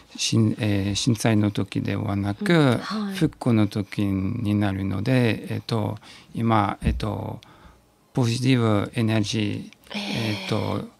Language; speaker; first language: Japanese; non-native, learner; French